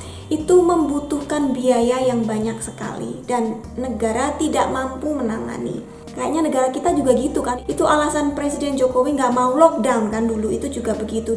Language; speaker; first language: Indonesian; native; Indonesian